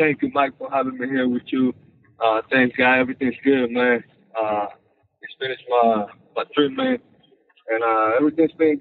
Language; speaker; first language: English; non-native, fluent; Spanish